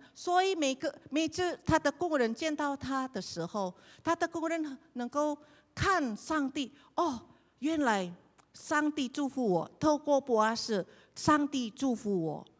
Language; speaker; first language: Chinese; non-native, learner; Indonesian